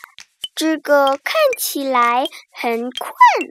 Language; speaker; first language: Chinese; early bilingual, heritage; Chinese